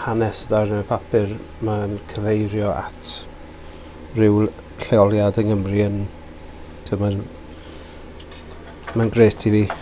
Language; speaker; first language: Welsh; non-native, local second language; English